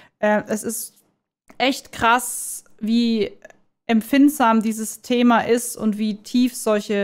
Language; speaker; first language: German; native; German